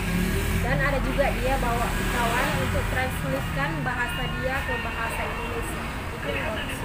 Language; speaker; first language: Indonesian; non-native, local second language; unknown